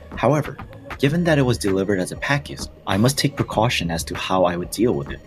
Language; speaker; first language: English; non-native, fluent; Korean